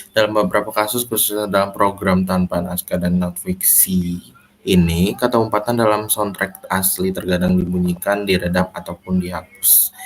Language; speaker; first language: Indonesian; native; Indonesian